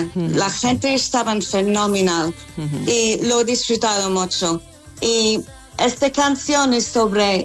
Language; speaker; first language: Spanish; non-native, fluent; English